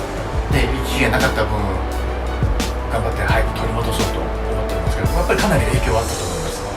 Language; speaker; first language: Japanese; native; Japanese